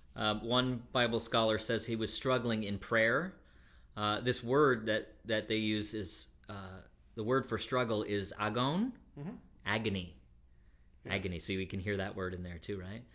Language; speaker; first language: English; native; English